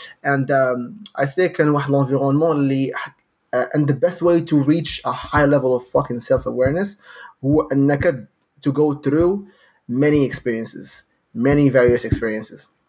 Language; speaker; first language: English; non-native, fluent; Arabic